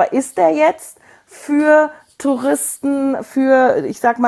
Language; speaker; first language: German; native; German